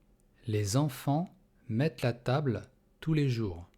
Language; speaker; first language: French; non-native, fluent; Russian